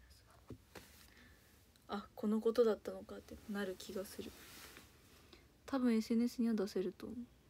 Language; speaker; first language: Japanese; native; Japanese